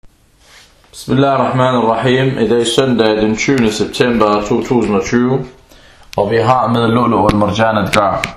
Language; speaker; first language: Danish; non-native, fluent; Arabic